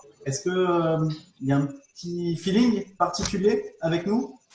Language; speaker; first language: French; native; French